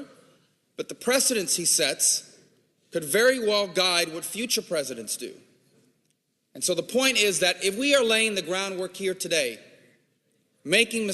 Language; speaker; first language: English; native; English